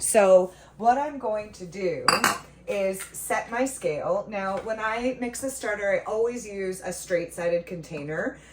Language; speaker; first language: English; native; English